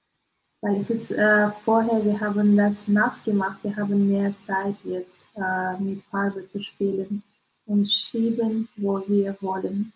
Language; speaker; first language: German; non-native, learner; Russian